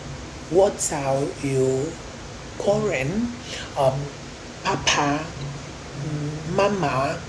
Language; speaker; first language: Chinese; non-native, learner; Vietnamese